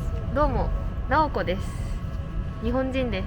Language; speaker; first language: Japanese; native; Japanese